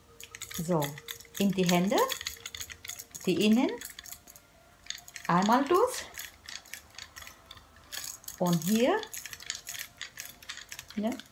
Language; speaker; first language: German; non-native, learner; Vietnamese